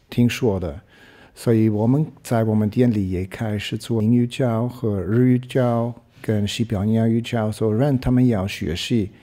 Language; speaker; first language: Chinese; non-native, learner; Portuguese